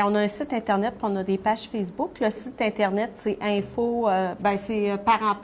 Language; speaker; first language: French; native; French